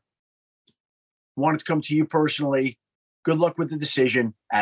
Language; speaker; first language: English; native; English